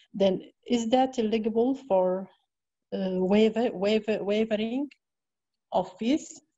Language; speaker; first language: English; non-native, fluent; Arabic